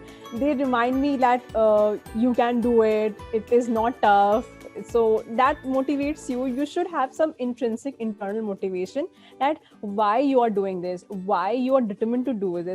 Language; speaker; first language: English; non-native, local second language; Hindi